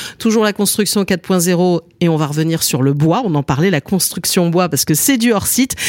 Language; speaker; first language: French; native; French